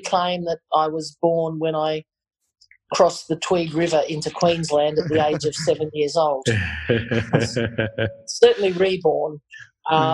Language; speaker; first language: English; native; English